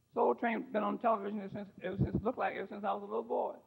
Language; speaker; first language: English; native; English